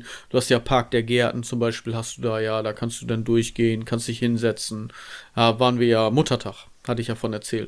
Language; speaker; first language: German; native; German